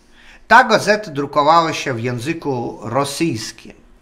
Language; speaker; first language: Polish; non-native, learner; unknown